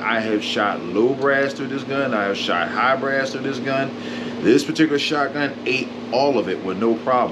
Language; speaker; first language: English; native; English